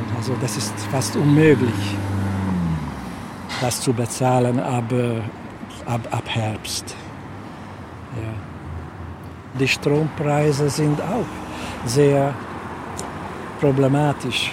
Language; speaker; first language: German; non-native, fluent; Hungarian